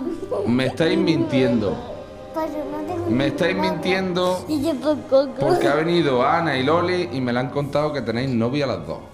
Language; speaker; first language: Spanish; native; Spanish